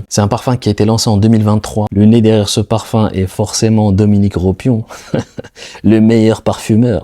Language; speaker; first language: French; native; French